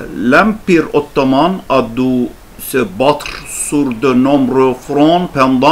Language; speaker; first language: French; non-native, learner; Turkish